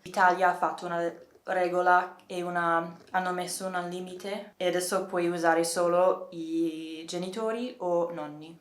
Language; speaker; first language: Italian; non-native, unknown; English